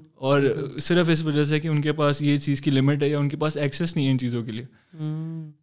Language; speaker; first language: Urdu; native; Urdu